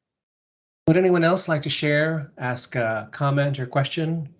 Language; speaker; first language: English; native; English